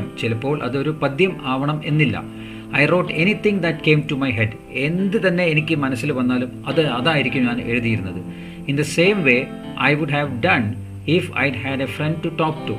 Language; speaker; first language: Malayalam; native; Malayalam